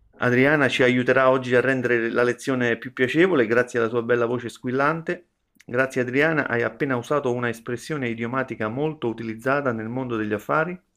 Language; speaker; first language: Italian; native; Italian